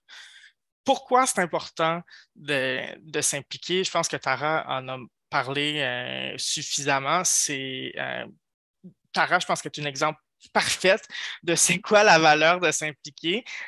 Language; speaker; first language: French; native; French